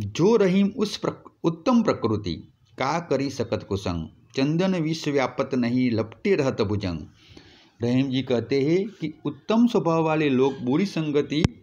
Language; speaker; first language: Hindi; non-native, local second language; Gujarati